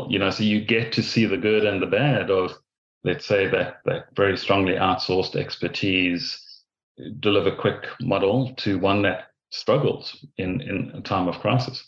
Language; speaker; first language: English; native; English